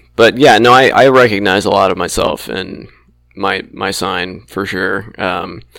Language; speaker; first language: English; native; English